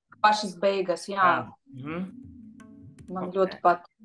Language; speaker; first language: Latvian; non-native, local second language; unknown